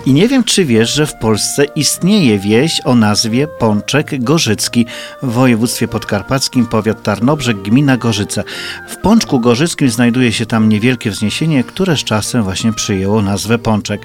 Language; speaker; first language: Polish; native; Polish